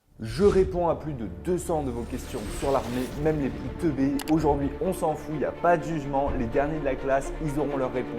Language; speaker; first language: French; native; French